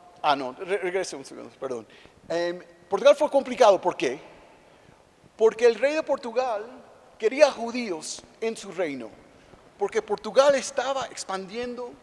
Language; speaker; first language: Spanish; non-native, fluent; English